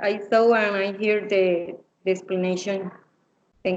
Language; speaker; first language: English; non-native, learner; Spanish